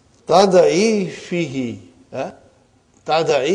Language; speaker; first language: Arabic; non-native, fluent; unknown